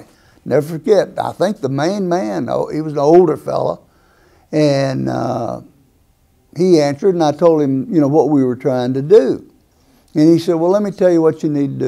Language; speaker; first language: English; native; English